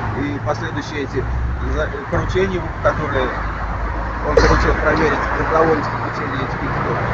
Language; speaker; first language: Russian; native; Russian